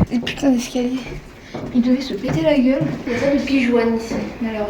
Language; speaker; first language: French; native; French